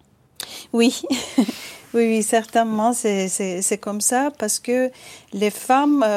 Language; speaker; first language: French; non-native, fluent; Turkish